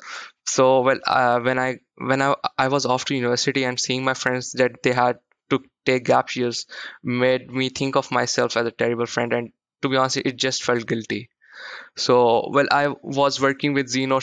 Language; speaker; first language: English; non-native, local second language; Urdu